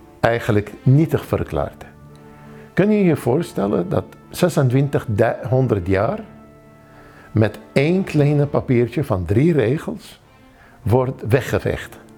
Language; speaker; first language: Dutch; non-native, fluent; Arabic